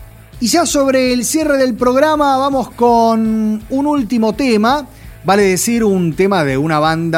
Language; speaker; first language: Spanish; native; Spanish